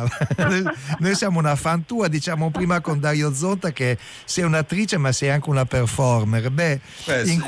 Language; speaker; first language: Italian; native; Italian